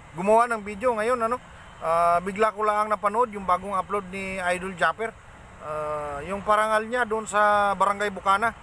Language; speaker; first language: Filipino; non-native, local second language; Cebuano